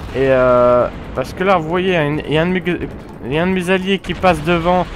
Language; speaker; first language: French; native; French